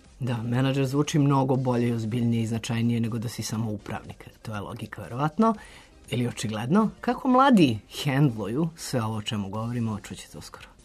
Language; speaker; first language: Serbian; native; Serbian